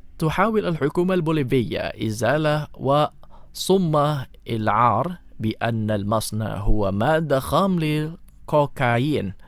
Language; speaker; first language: Arabic; non-native, fluent; Indonesian